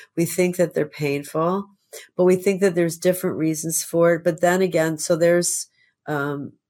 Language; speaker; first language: English; native; English